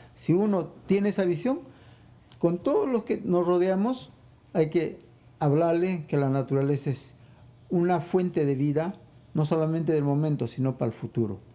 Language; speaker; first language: Spanish; non-native, local second language; Quechua